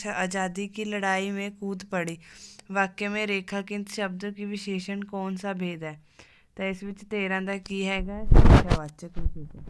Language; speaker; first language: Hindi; non-native, local second language; Punjabi